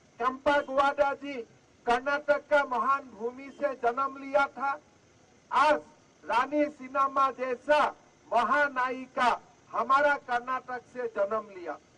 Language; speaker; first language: Hindi; non-native, local second language; Assamese